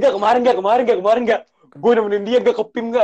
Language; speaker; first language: Indonesian; native; Indonesian